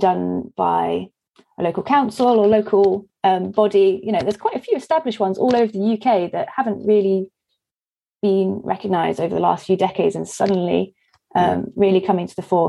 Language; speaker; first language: English; native; English